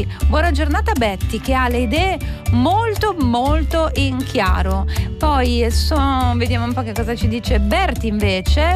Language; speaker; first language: Italian; native; Italian